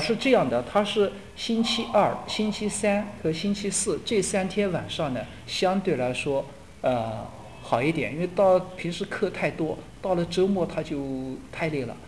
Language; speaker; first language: Chinese; native; Chinese